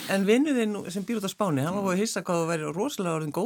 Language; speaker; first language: Icelandic; native; Icelandic